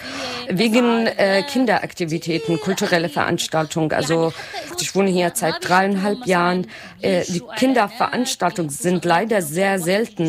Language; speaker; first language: German; non-native, learner; Arabic